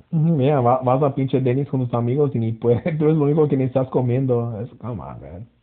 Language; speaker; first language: Spanish; early bilingual, heritage; Spanish